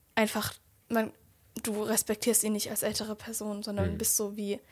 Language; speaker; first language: German; native; German